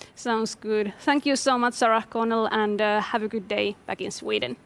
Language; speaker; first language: English; non-native, fluent; Finnish